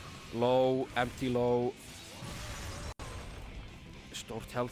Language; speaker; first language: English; non-native, fluent; Icelandic